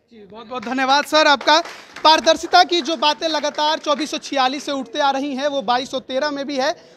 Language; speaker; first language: Hindi; native; Hindi